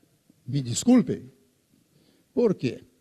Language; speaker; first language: Spanish; non-native, fluent; Portuguese